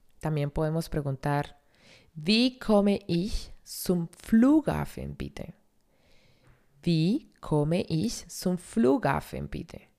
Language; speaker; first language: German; non-native, fluent; Spanish